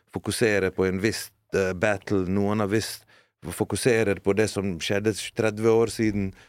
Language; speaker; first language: Norwegian; early bilingual, other home language; Bosnian